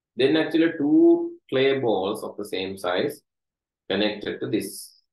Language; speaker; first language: English; non-native, local second language; Sinhala